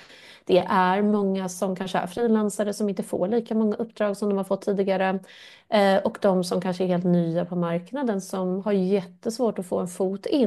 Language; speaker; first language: Swedish; native; Swedish